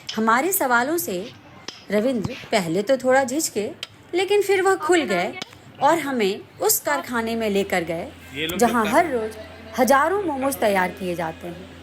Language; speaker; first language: Hindi; native; Hindi